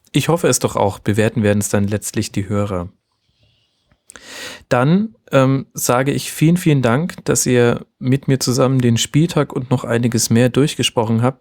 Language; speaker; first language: German; native; German